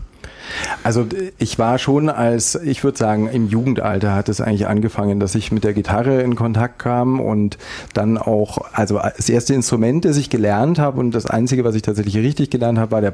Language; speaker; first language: German; native; German